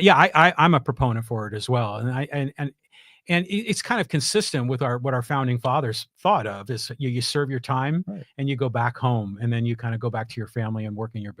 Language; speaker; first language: English; native; English